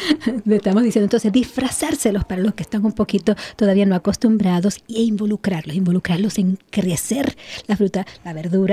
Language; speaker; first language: Spanish; native; Spanish